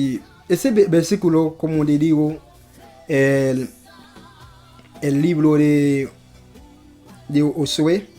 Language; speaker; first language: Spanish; non-native, local second language; Haitian Creole